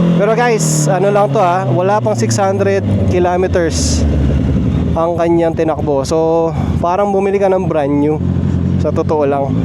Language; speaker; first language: Filipino; non-native, local second language; Pampanga